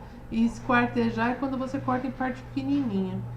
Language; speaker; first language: Portuguese; native; Portuguese